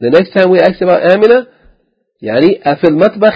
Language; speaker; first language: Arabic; non-native, fluent; English